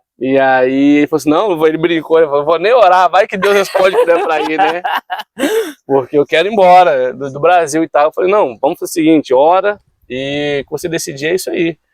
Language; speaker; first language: Portuguese; native; Portuguese